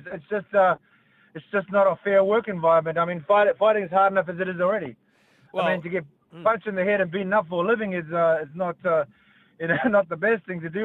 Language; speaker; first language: English; native; English